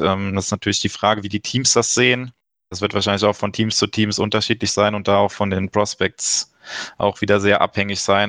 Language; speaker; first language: German; native; German